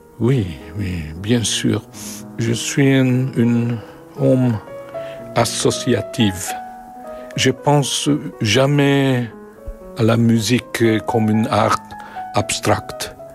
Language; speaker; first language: French; non-native, learner; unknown